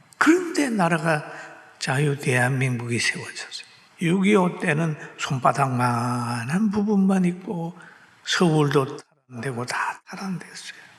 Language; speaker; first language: Korean; native; Korean